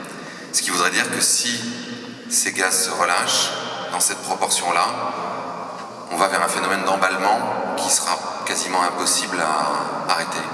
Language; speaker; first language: French; native; French